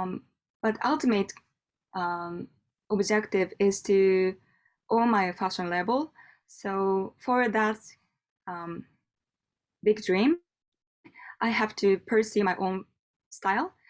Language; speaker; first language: English; non-native, learner; Japanese